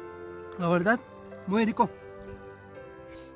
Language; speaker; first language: Spanish; non-native, learner; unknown